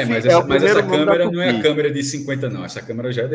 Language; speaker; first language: Portuguese; native; Portuguese